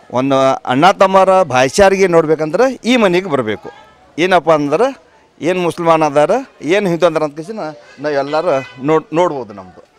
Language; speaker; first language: Kannada; native; Kannada